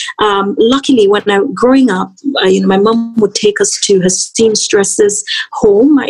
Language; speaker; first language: English; non-native, local second language; Yoruba